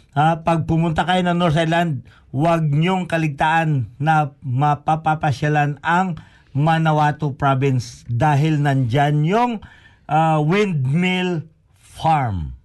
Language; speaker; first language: Filipino; non-native, local second language; Hiligaynon